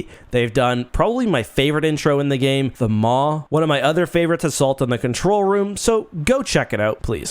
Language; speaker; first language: English; native; English